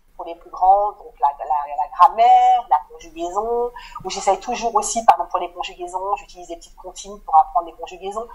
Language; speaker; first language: French; native; French